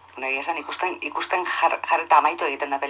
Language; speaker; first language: Basque; native; Basque